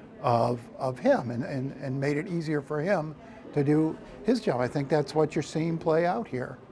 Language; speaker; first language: English; native; English